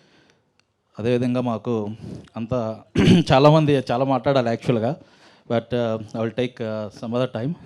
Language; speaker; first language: Telugu; native; Telugu